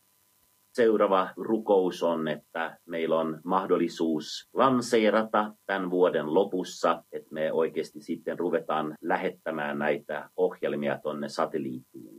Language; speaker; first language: Finnish; non-native, fluent; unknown